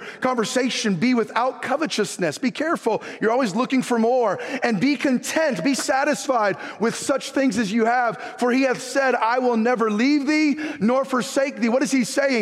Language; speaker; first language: English; native; English